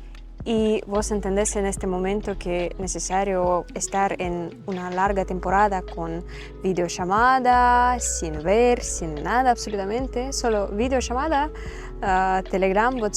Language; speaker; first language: Spanish; non-native, learner; Russian